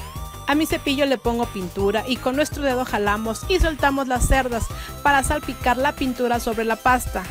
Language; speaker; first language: Spanish; native; Spanish